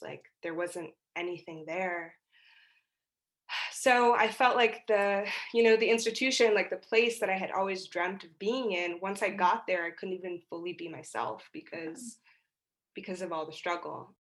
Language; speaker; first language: English; early bilingual, other home language; Portuguese